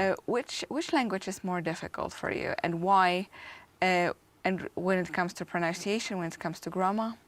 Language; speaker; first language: English; non-native, fluent; Polish